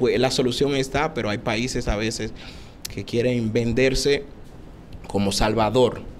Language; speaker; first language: Spanish; non-native, fluent; Haitian Creole